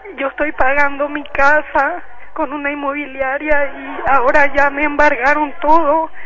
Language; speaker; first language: Spanish; native; Spanish